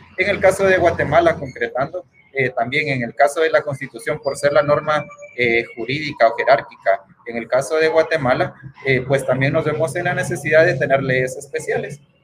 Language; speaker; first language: Spanish; native; Spanish